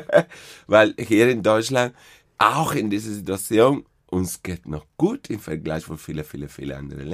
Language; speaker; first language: German; non-native, fluent; Spanish